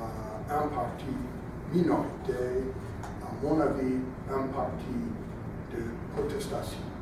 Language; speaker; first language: French; non-native, fluent; English